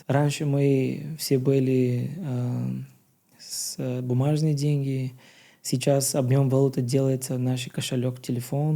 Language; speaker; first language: Russian; non-native, learner; Bulgarian